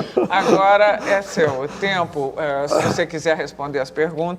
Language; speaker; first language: Portuguese; native; Portuguese